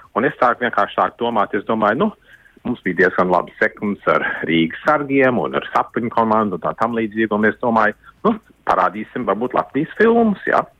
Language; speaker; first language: Latvian; early bilingual, heritage; Latvian